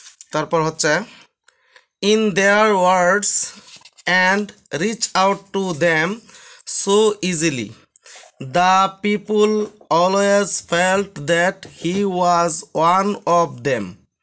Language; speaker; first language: English; non-native, local second language; Bangla